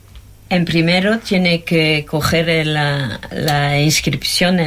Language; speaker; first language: Spanish; non-native, fluent; French